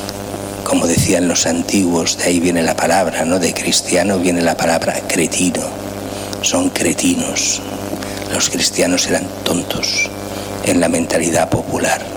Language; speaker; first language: Spanish; native; Spanish